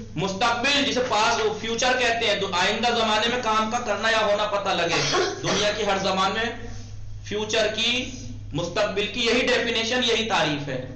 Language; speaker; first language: Urdu; native; Urdu